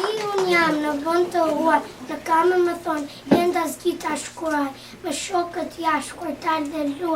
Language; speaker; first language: Albanian; early bilingual, heritage; Albanian